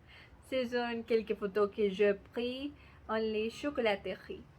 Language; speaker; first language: French; non-native, learner; Spanish